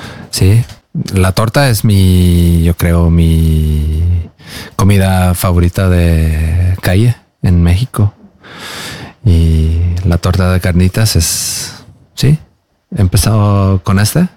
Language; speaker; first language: Spanish; non-native, learner; Norwegian